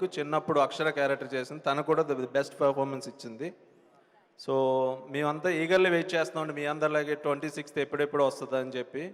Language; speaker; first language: Telugu; native; Telugu